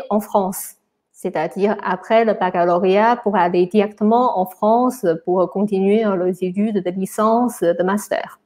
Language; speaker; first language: French; non-native, fluent; Chinese